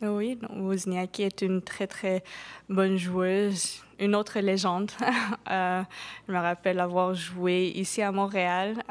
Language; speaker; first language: French; non-native, local second language; English